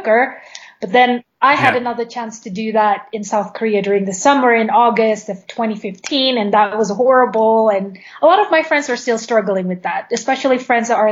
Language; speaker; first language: English; non-native, fluent; Indonesian